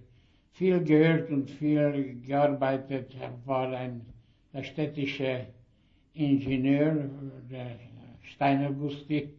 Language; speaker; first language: German; early bilingual, heritage; German